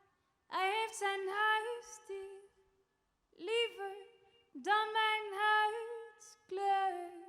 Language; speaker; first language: Dutch; early bilingual, other home language; Kinyarwanda